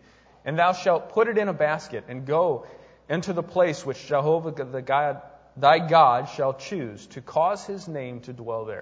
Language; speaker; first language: English; native; English